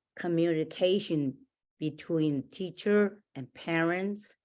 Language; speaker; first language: English; non-native, learner; Chinese